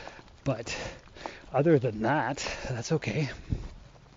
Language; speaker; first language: English; native; English